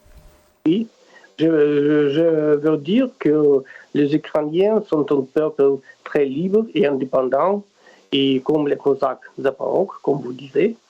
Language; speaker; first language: French; non-native, fluent; Russian